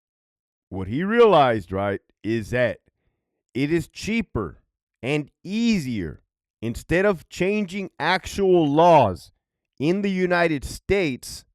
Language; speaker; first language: English; native; English